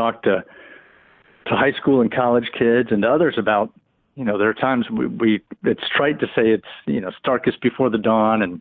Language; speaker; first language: English; native; English